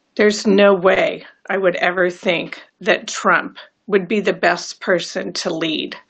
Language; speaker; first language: English; native; English